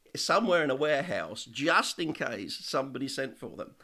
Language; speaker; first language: English; native; English